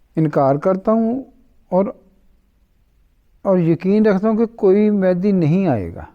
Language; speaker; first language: Urdu; non-native, local second language; Punjabi